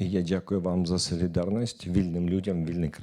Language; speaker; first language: Ukrainian; non-native, local second language; Russian